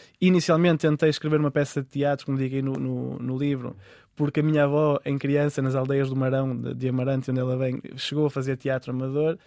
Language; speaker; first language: Portuguese; native; Portuguese